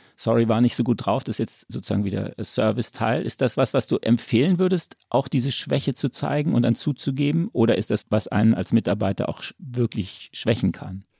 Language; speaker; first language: German; native; German